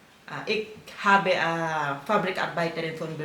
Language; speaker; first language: German; non-native, learner; Filipino